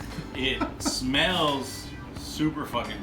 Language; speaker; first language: English; native; English